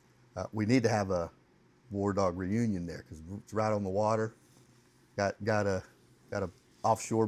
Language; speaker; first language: English; native; English